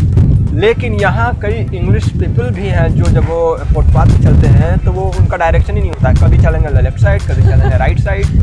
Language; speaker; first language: Hindi; native; Hindi